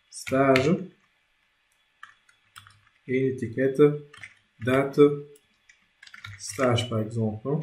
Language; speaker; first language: French; non-native, local second language; Arabic